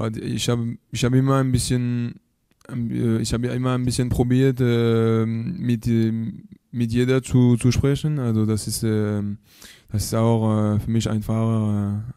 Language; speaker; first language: German; non-native, learner; French